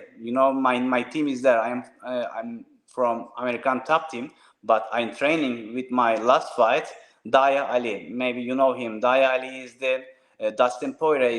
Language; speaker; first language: English; non-native, learner; Turkish